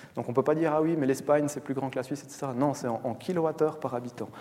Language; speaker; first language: French; native; French